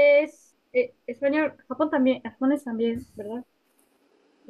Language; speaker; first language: Spanish; non-native, learner; Japanese